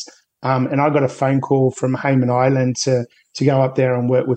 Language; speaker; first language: English; native; English